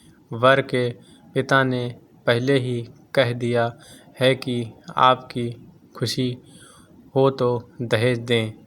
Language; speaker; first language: Hindi; native; Hindi